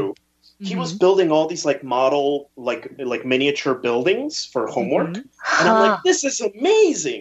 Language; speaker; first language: English; early bilingual, other home language; Spanish